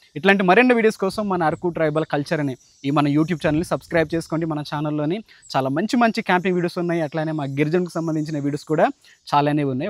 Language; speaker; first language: Telugu; non-native, local second language; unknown